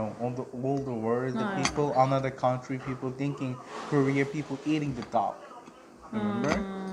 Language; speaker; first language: English; non-native, learner; Korean